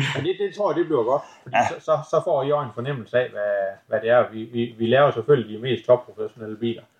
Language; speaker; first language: Danish; native; Danish